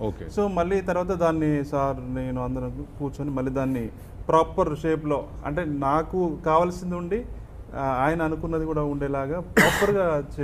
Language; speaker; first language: Telugu; native; Telugu